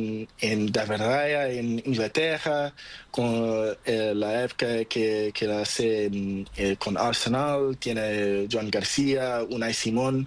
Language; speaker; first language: Spanish; non-native, learner; Portuguese